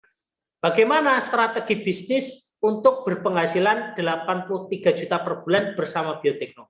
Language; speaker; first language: Indonesian; non-native, local second language; Javanese